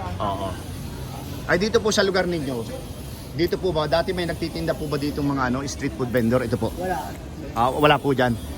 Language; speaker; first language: Filipino; non-native, local second language; Bikol